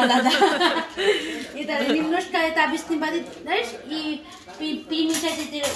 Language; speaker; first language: Russian; non-native, learner; Bangla